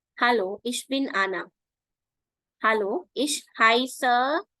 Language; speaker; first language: German; non-native, fluent; Hindi